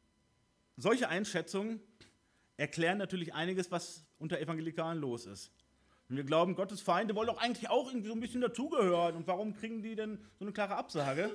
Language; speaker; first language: German; native; German